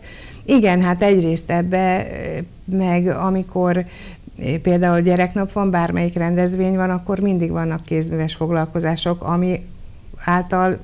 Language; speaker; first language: Hungarian; native; Hungarian